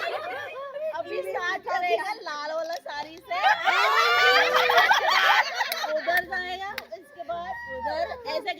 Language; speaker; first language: Hindi; non-native, local second language; Rongmei Naga